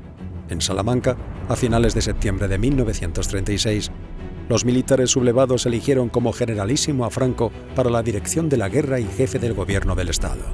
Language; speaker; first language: Spanish; native; Spanish